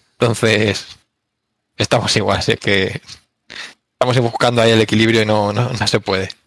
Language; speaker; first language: Spanish; native; Spanish